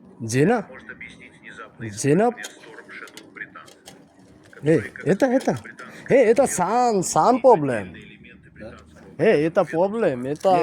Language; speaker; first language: Russian; non-native, learner; Bangla